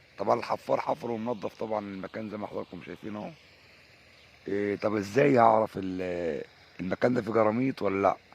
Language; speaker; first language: Arabic; native; Arabic